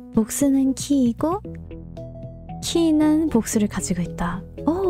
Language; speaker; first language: Korean; native; Korean